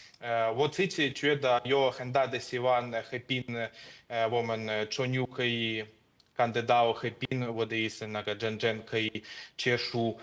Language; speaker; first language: Chinese; non-native, fluent; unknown